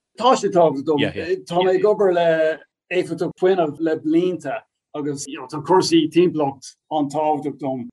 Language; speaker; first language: Irish; non-native, local second language; English